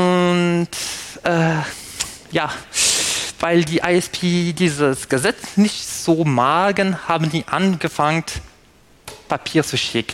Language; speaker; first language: German; non-native, fluent; French